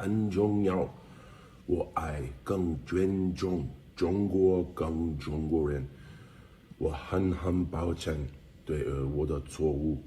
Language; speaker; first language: Chinese; non-native, learner; English